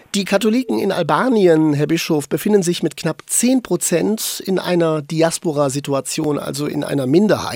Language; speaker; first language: German; native; German